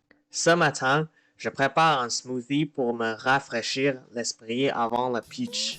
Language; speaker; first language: French; non-native, learner; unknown